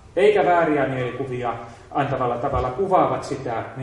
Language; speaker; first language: Finnish; native; Finnish